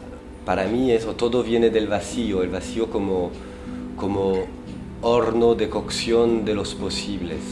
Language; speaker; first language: Spanish; non-native, fluent; French